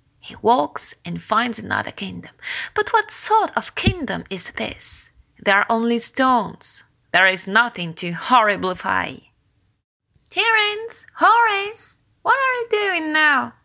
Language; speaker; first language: English; non-native, fluent; French